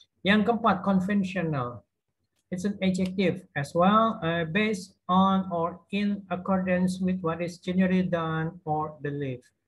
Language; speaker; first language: English; non-native, fluent; Indonesian